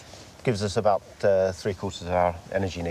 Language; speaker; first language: English; native; English